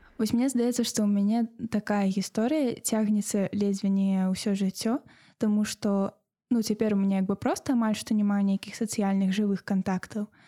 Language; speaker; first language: Belarusian; native; Belarusian